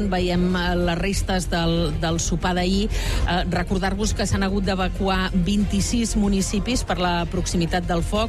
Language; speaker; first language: Catalan; native; Catalan